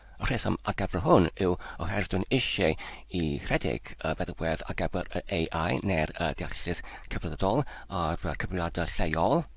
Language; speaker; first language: Welsh; non-native, learner; Polish